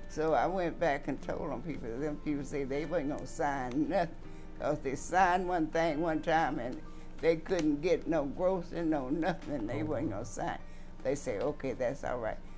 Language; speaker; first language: English; native; English